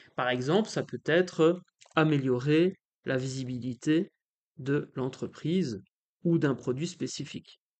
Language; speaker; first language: French; native; French